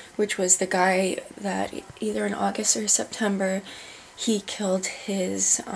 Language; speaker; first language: English; native; English